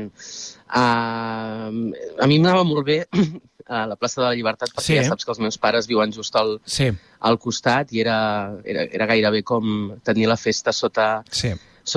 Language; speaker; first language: Catalan; native; Catalan